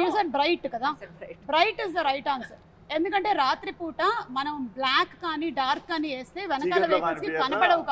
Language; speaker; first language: Telugu; native; Telugu